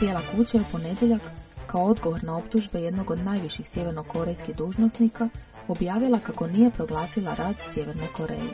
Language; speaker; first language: Croatian; native; Croatian